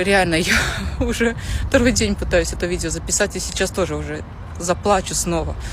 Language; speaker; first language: Russian; native; Russian